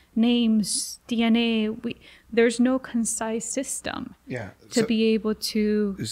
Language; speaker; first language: English; early bilingual, other home language; Spanish